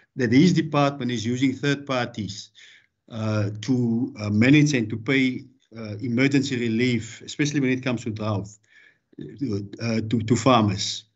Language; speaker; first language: English; non-native, local second language; Afrikaans